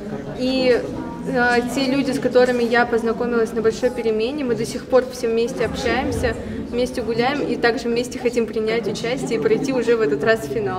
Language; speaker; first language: Russian; native; Russian